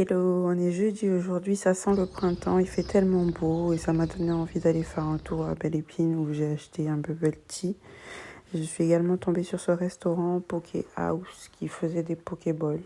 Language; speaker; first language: French; native; French